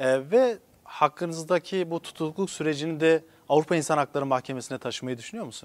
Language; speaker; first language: Turkish; non-native, local second language; Kurdish